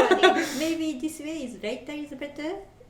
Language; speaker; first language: English; non-native, learner; Japanese